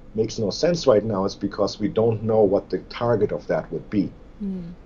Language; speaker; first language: English; non-native, fluent; German